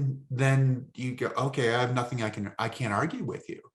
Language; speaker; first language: English; native; English